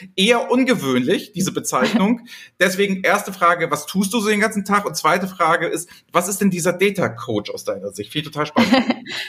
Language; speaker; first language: German; native; German